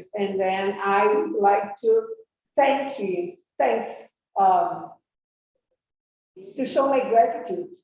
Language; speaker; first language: English; non-native, fluent; Portuguese